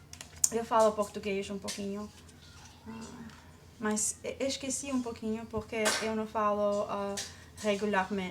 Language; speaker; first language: Portuguese; non-native, learner; English